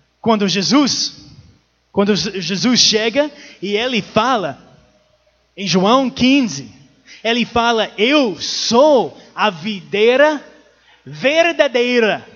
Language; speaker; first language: Portuguese; non-native, learner; English